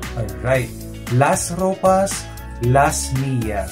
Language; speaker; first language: Spanish; non-native, fluent; Filipino